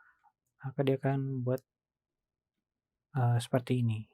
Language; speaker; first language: Indonesian; native; Indonesian